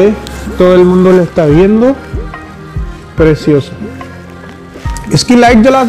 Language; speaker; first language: Spanish; non-native, fluent; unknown